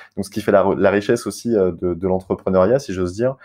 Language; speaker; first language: French; native; French